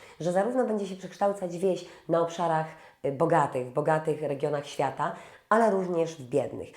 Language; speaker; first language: Polish; native; Polish